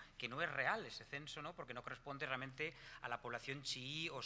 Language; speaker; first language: Spanish; native; Spanish